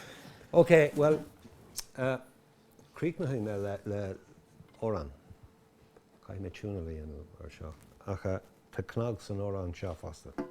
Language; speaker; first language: Irish; non-native, local second language; English